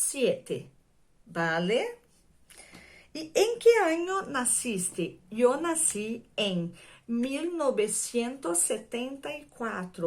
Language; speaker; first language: Spanish; non-native, fluent; Portuguese